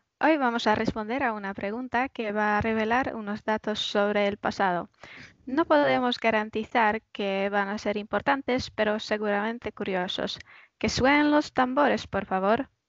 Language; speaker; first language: Spanish; non-native, learner; Polish